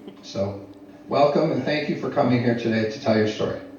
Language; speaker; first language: English; native; English